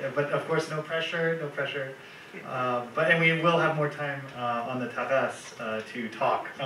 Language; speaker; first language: English; native; English